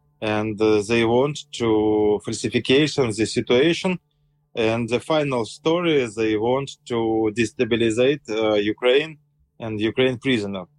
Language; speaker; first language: English; non-native, learner; Russian